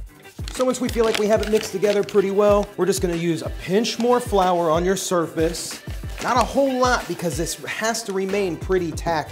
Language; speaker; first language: English; native; English